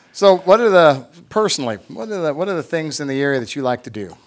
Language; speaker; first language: English; native; English